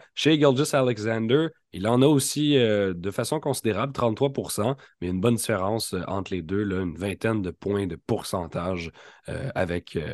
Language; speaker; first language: French; native; French